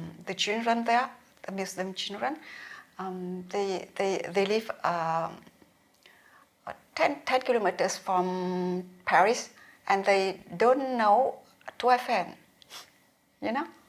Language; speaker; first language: English; non-native, learner; Vietnamese